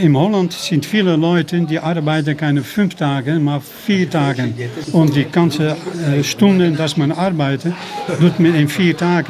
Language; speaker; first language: German; non-native, learner; Dutch